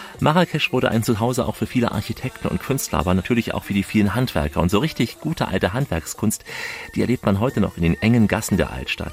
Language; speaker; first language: German; native; German